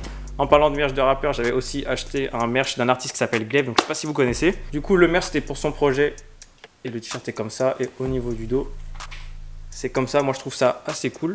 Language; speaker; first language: French; native; French